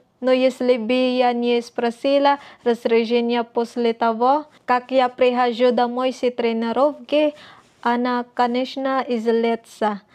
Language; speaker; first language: Russian; non-native, learner; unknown